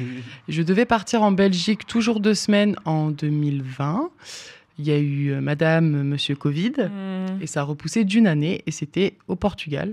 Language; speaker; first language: French; native; French